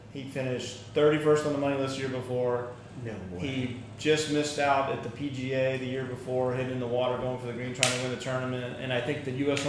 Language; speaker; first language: English; native; English